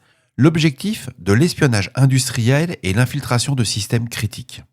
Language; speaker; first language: French; native; French